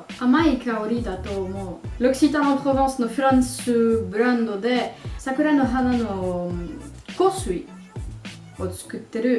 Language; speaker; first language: Japanese; non-native, learner; French